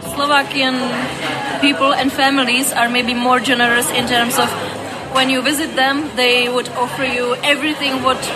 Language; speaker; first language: English; non-native, fluent; Czech